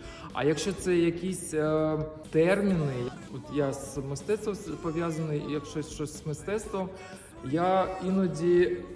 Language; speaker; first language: Ukrainian; non-native, local second language; Russian